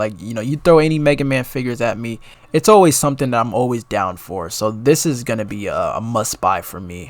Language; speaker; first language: English; native; English